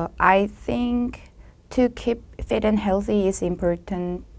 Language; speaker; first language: English; non-native, learner; Korean